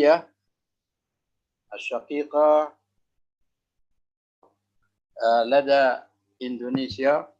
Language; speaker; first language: Arabic; non-native, local second language; Indonesian